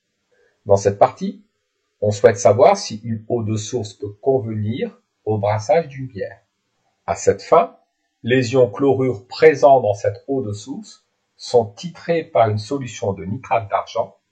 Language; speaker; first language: French; native; French